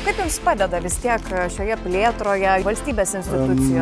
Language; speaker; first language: Lithuanian; native; Lithuanian